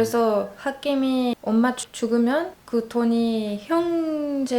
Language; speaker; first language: Korean; non-native, learner; Arabic